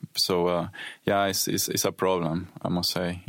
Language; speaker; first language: English; non-native, fluent; Spanish